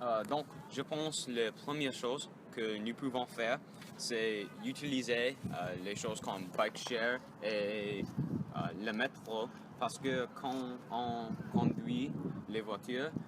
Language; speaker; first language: French; non-native, learner; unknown